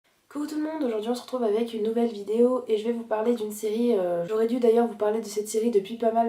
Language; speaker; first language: French; native; French